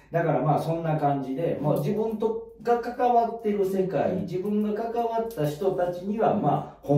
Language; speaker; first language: Japanese; native; Japanese